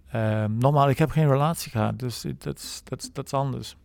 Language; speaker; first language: Dutch; non-native, fluent; English